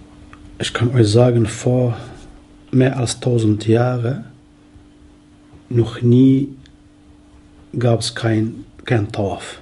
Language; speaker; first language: German; non-native, fluent; Arabic